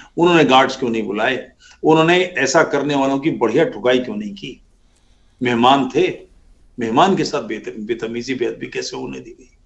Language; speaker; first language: Urdu; native; Urdu